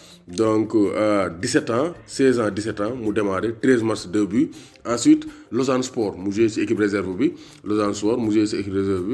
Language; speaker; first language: French; non-native, local second language; Wolof